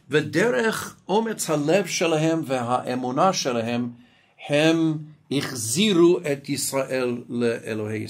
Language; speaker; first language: Hebrew; non-native, fluent; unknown